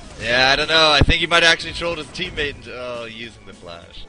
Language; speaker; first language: English; native; English